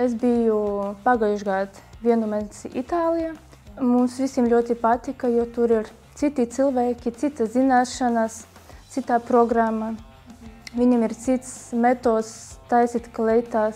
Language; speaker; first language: Latvian; non-native, local second language; Russian